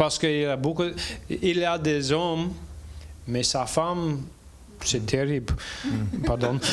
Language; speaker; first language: French; non-native, learner; English